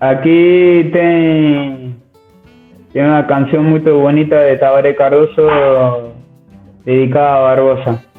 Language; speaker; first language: Portuguese; non-native, learner; Spanish